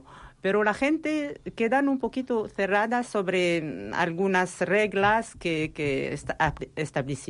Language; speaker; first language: Spanish; non-native, learner; Arabic